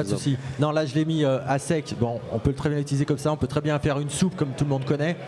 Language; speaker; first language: French; native; French